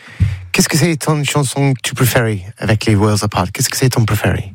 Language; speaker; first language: French; non-native, learner; English